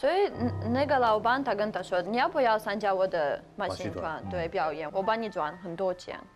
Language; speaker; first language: Chinese; non-native, learner; English